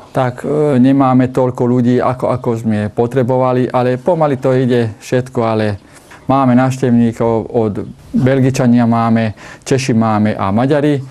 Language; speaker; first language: Slovak; non-native, local second language; Hungarian